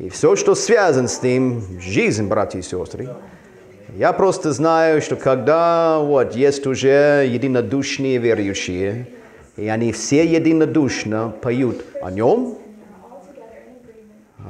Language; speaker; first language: Russian; non-native, fluent; English